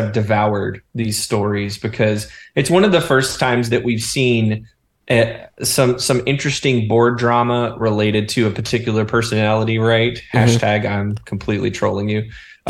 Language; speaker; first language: English; native; English